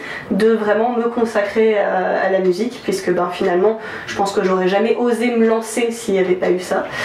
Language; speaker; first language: French; native; French